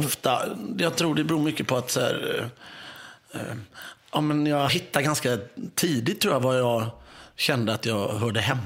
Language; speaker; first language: Swedish; native; Swedish